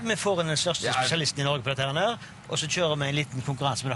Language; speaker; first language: Norwegian; native; Norwegian